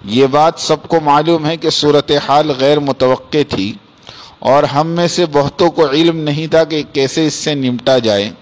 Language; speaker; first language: Urdu; native; Urdu